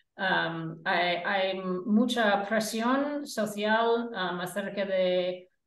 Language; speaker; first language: Spanish; non-native, fluent; English